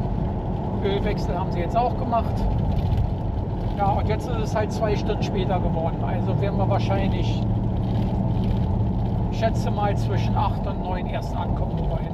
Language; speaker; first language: German; native; German